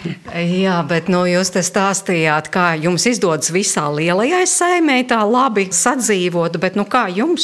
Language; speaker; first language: Latvian; native; Latvian